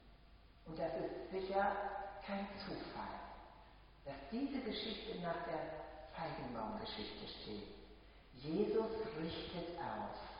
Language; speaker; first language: German; native; German